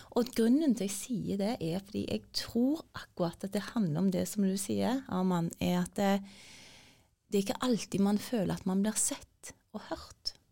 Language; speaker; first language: Norwegian; early bilingual, other home language; Turkish